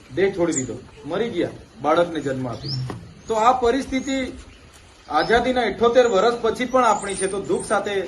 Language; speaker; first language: Gujarati; non-native, local second language; Vasavi